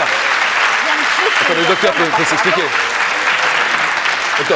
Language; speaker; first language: French; native; French